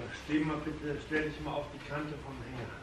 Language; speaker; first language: German; native; German